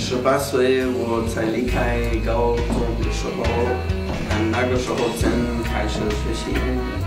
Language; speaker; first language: Chinese; non-native, learner; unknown